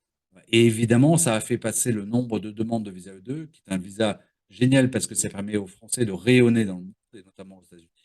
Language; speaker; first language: French; native; French